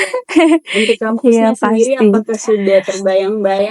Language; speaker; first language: Indonesian; native; Indonesian